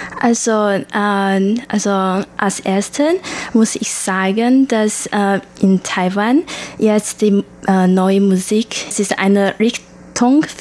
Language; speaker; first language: German; non-native, learner; Chinese